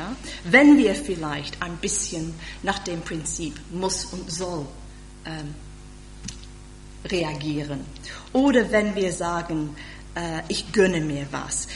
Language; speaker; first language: German; non-native, fluent; English